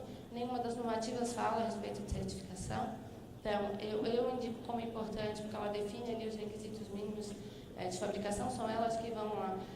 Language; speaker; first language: Portuguese; native; Portuguese